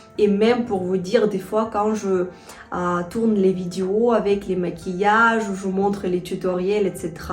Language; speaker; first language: French; non-native, fluent; Russian